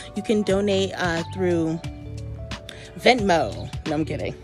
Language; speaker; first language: English; native; English